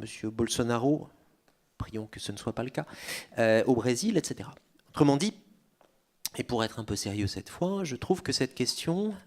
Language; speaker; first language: French; native; French